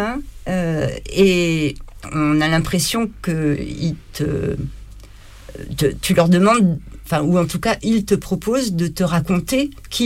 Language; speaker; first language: French; native; French